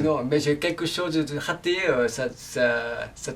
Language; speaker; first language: French; non-native, learner; Korean